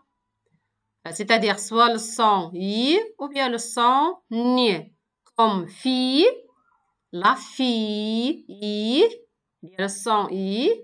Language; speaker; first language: French; non-native, local second language; Arabic